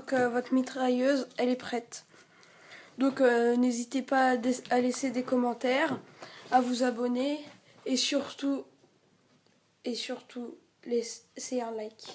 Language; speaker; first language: French; native; French